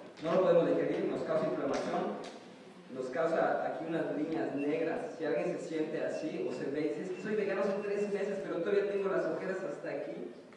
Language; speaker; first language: Spanish; native; Spanish